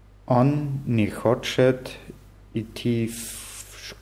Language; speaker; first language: Russian; non-native, learner; German